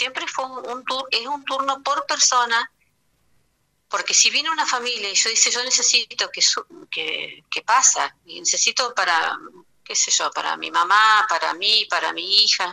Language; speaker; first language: Spanish; native; Spanish